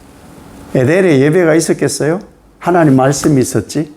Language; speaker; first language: Korean; native; Korean